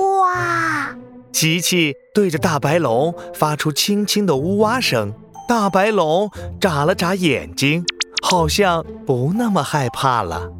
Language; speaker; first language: Chinese; native; Chinese